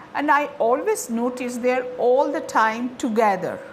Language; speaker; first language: English; non-native, local second language; Bangla